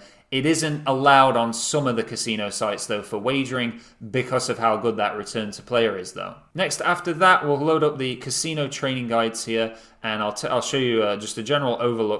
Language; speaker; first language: English; native; English